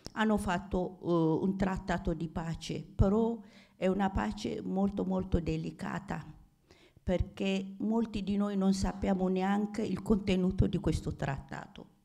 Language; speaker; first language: Italian; non-native, fluent; Amharic